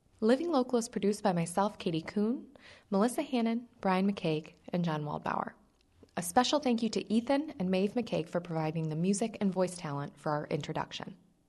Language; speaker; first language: English; native; English